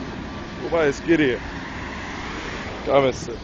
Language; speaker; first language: Greek; native; Greek